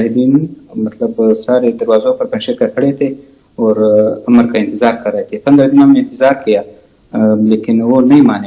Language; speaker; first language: Urdu; non-native, fluent; Pashto